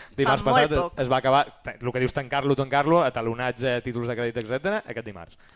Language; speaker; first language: Catalan; native; Catalan